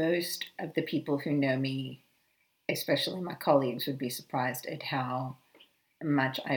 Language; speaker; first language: English; native; English